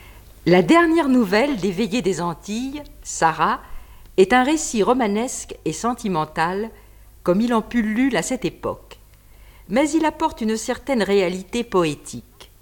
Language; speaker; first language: French; native; French